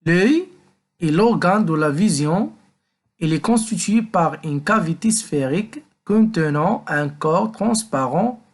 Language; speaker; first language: French; non-native, local second language; Arabic